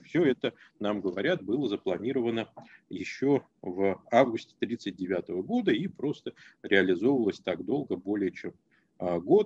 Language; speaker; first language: Russian; native; Russian